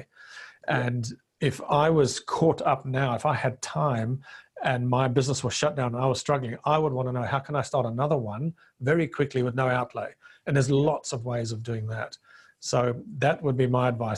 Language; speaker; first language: English; non-native, local second language; Bemba